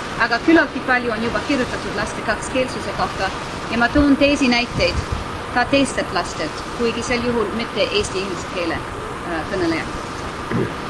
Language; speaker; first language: Estonian; non-native, fluent; English